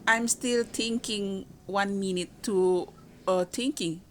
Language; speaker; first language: English; non-native, learner; Indonesian